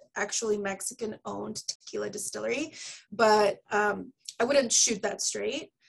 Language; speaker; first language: English; early bilingual, other home language; Spanish